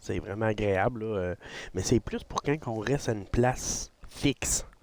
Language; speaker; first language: French; native; French